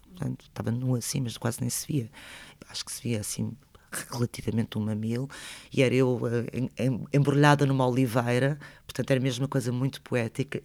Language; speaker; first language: Portuguese; early bilingual, other home language; Spanish